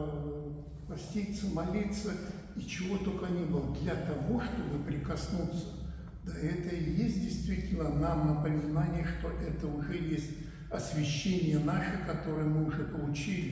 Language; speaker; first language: Russian; native; Russian